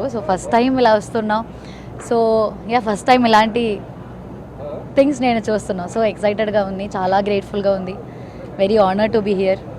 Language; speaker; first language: Telugu; non-native, learner; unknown